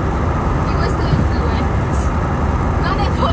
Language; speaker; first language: Italian; non-native, learner; English